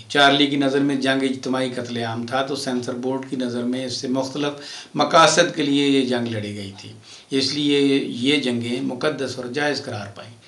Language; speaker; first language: Urdu; non-native, local second language; Punjabi